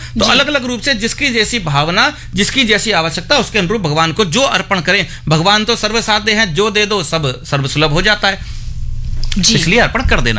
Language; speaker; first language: Hindi; native; Hindi